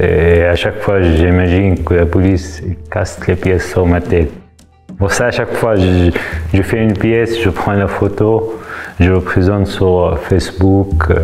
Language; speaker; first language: French; non-native, fluent; Arabic